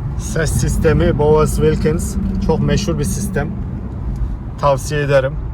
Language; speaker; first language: Turkish; early bilingual, heritage; Turkish